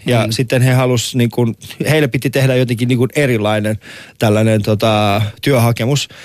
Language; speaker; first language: Finnish; early bilingual, other home language; Persian